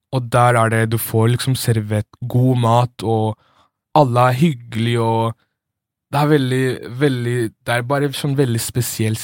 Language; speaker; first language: Norwegian; early bilingual, other home language; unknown